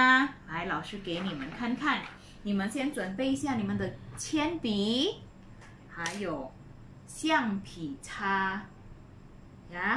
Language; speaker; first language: Chinese; non-native, fluent; Indonesian